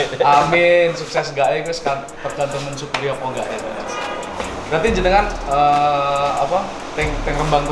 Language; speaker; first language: Indonesian; non-native, local second language; Javanese